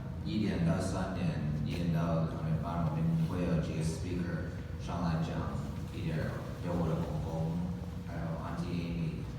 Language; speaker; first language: Chinese; early bilingual, heritage; English